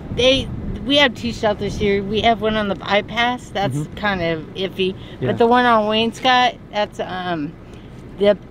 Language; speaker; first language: English; native; English